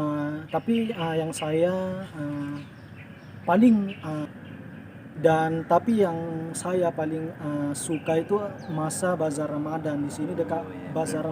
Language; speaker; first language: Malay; non-native, local second language; Indonesian